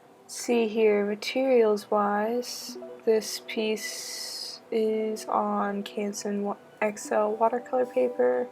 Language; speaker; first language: English; native; English